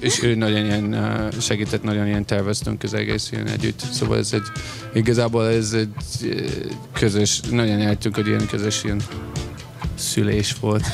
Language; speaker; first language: Hungarian; non-native, fluent; English